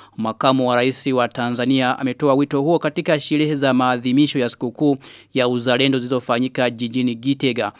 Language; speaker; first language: Swahili; non-native, local second language; Rundi